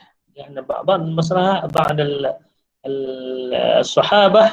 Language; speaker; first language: Arabic; non-native, fluent; Malay